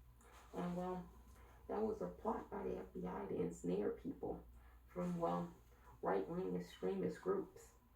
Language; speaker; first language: English; native; English